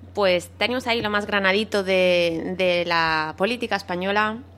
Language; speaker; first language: Spanish; non-native, local second language; Catalan